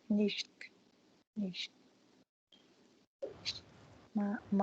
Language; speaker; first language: German; non-native, learner; Filipino